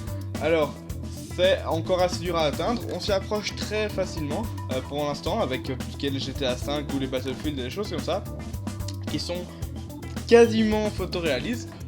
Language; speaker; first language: French; native; French